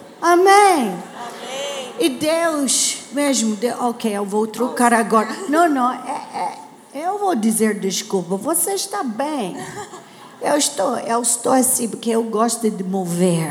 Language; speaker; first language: Portuguese; non-native, learner; English